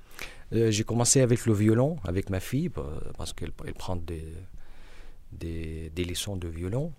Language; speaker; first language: French; non-native, learner; Arabic